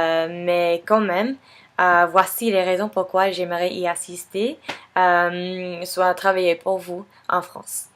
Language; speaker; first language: French; non-native, fluent; English